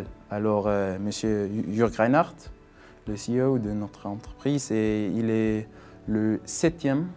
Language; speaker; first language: French; non-native, fluent; Swiss German